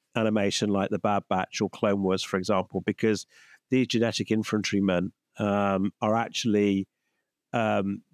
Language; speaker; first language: English; native; English